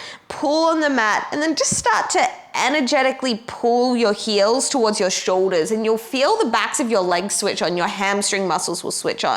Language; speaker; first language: English; native; English